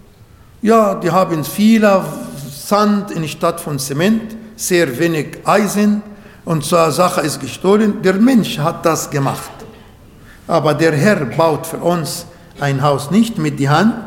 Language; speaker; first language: German; non-native, learner; Arabic